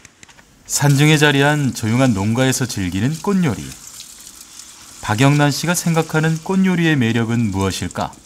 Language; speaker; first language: Korean; native; Korean